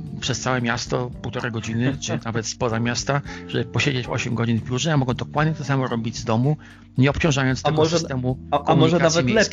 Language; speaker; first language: Polish; native; Polish